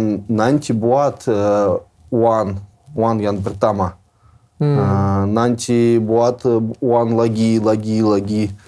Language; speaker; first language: Indonesian; non-native, learner; Russian